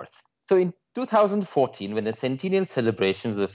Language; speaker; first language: English; non-native, local second language; Nepali